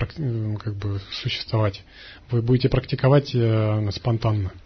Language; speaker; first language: Russian; native; Russian